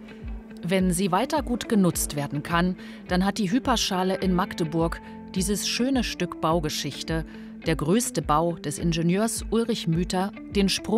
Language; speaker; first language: German; native; German